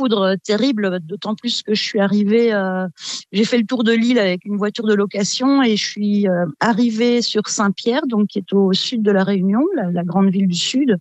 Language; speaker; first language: French; native; French